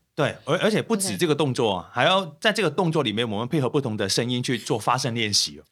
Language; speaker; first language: Chinese; non-native, local second language; Cantonese